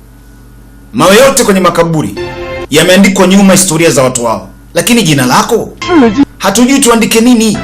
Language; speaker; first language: Swahili; native; Swahili